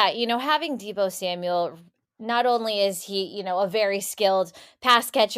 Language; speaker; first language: English; native; English